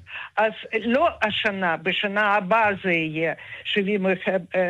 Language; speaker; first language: Hebrew; non-native, fluent; Russian